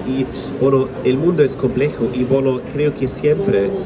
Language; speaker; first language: Spanish; non-native, fluent; German